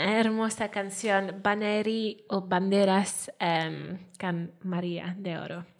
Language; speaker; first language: Spanish; non-native, fluent; Welsh